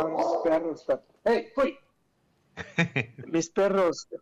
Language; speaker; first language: Spanish; non-native, fluent; German